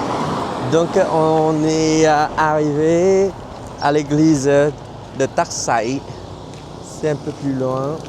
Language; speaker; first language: French; non-native, fluent; Vietnamese